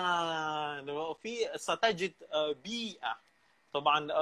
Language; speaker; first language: Arabic; non-native, fluent; Indonesian